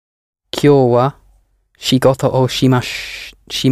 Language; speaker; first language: Japanese; non-native, learner; English